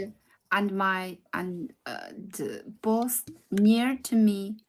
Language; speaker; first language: English; non-native, learner; Chinese